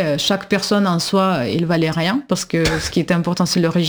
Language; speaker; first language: French; non-native, fluent; Russian